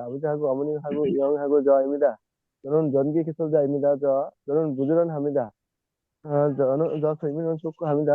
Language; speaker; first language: Korean; non-native, learner; Bangla